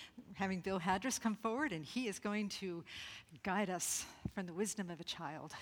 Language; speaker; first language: English; native; English